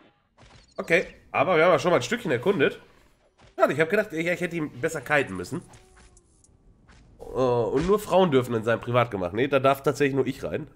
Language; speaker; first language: German; native; German